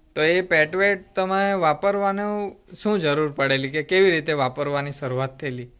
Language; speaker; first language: Gujarati; native; Gujarati